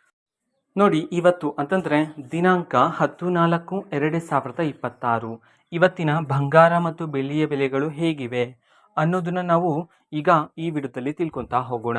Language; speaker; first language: Kannada; native; Kannada